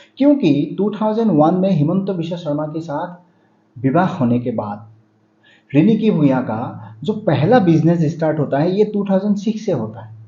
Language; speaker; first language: Hindi; non-native, local second language; Assamese